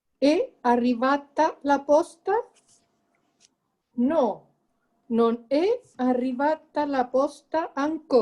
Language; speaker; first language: Italian; non-native, learner; Spanish